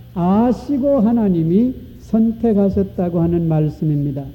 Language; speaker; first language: Korean; native; Korean